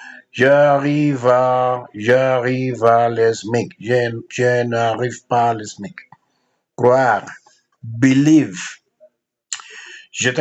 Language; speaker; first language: French; non-native, fluent; Spanish